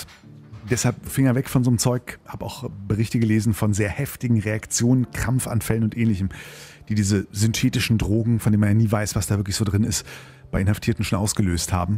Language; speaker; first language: German; native; German